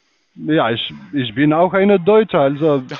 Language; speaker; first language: German; non-native, learner; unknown